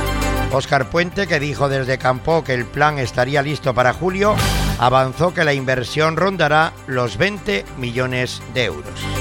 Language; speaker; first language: Spanish; native; Spanish